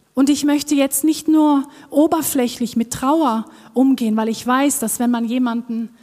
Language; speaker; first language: German; non-native, fluent; Norwegian